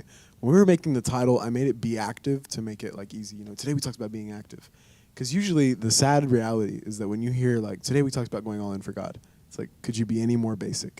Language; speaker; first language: English; native; English